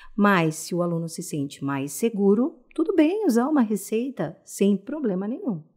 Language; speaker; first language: Portuguese; native; Portuguese